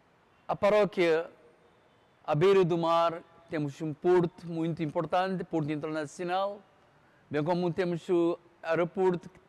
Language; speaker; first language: Portuguese; non-native, local second language; Konkani